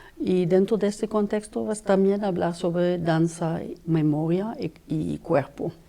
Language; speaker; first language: Spanish; non-native, fluent; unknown